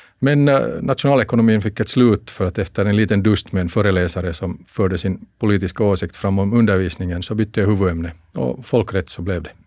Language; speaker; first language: Swedish; native; Swedish